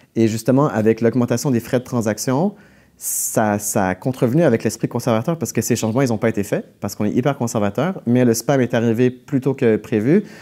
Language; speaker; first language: French; native; French